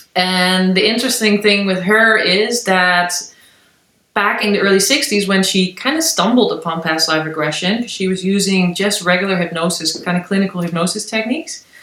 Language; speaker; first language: English; non-native, fluent; Dutch